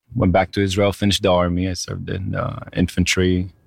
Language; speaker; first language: English; non-native, fluent; Hebrew